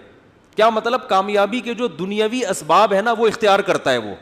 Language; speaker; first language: Urdu; native; Urdu